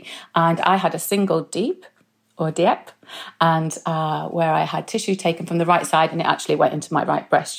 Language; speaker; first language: English; native; English